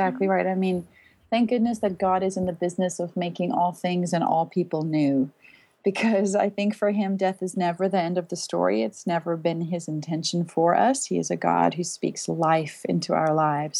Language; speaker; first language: English; native; English